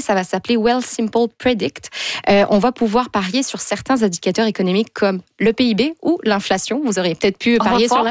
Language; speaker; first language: French; native; French